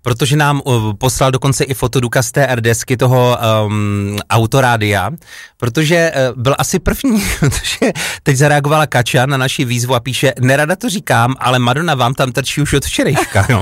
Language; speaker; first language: Czech; native; Czech